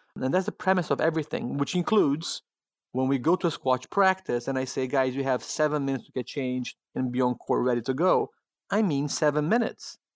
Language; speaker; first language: English; non-native, fluent; Portuguese